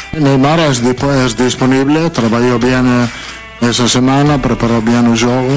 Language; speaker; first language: Portuguese; non-native, fluent; Italian